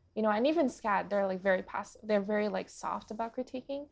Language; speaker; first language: English; early bilingual, other home language; Portuguese